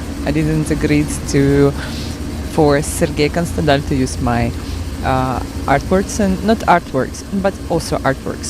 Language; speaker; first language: English; non-native, fluent; Ukrainian